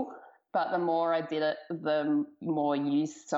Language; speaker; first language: English; native; English